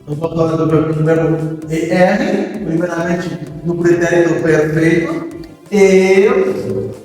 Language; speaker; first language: Portuguese; non-native, fluent; Haitian Creole